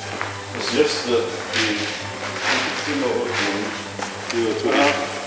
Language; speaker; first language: German; non-native, learner; Korean